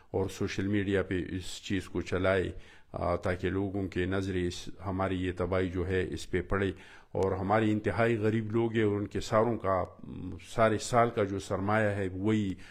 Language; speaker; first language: Urdu; non-native, local second language; Pashto